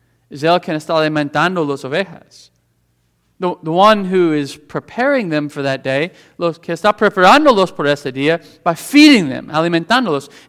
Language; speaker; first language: Spanish; non-native, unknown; English